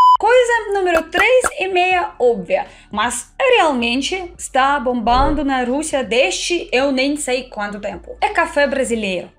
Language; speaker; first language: Portuguese; non-native, fluent; Russian